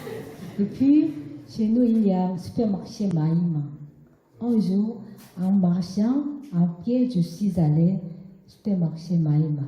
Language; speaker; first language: French; non-native, learner; Korean